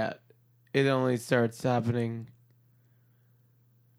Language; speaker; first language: English; native; English